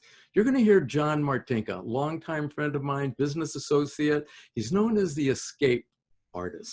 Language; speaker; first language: English; native; English